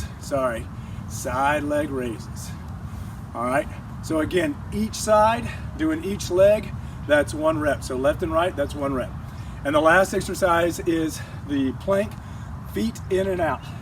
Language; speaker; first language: English; native; English